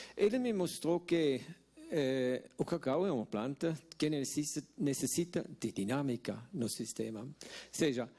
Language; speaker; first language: Portuguese; non-native, fluent; Swiss German